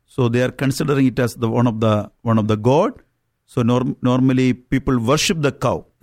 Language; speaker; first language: English; non-native, local second language; Malayalam